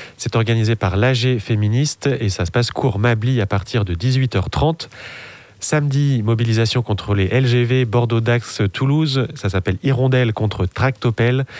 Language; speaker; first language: French; native; French